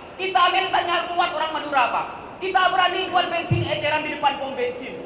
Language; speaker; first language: Indonesian; non-native, local second language; Madurese